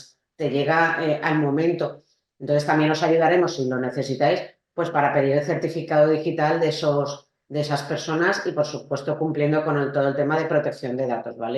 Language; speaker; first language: Spanish; native; Spanish